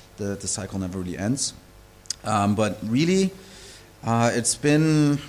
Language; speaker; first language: English; non-native, fluent; German